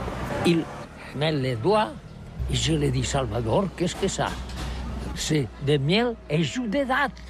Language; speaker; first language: French; non-native, learner; Catalan